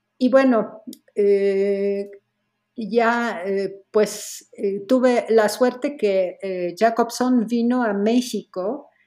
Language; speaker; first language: Spanish; non-native, fluent; Polish